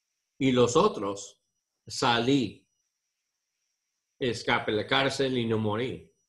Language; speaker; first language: Spanish; non-native, learner; English